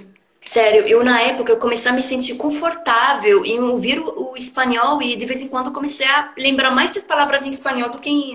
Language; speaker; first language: Portuguese; non-native, fluent; Arabic